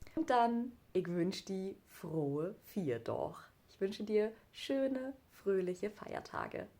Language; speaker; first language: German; native; German